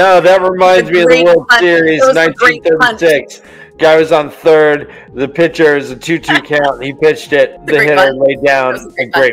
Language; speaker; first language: English; native; English